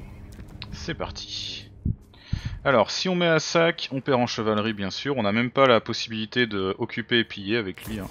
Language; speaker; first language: French; native; French